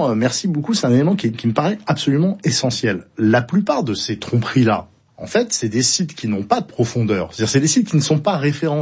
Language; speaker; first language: French; native; French